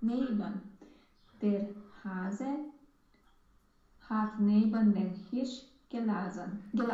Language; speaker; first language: German; non-native, learner; Romanian